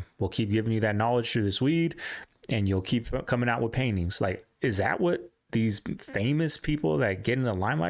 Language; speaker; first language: English; native; English